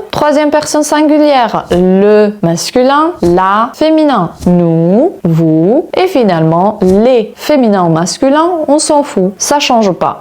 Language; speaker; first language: French; non-native, fluent; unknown